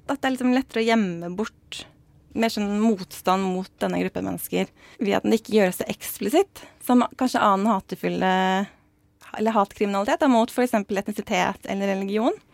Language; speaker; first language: Norwegian; native; Norwegian